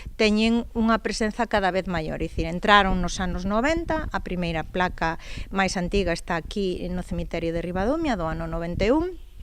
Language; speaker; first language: Galician; native; Galician